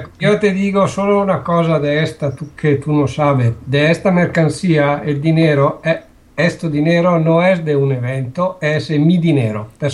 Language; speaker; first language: Spanish; non-native, learner; Italian